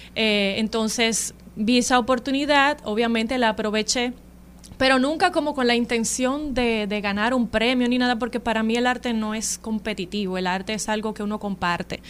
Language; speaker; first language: Spanish; native; Spanish